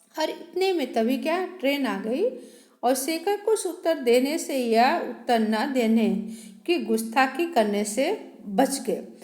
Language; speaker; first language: Hindi; native; Hindi